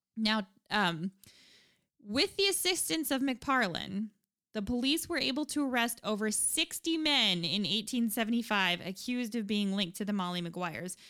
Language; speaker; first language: English; native; English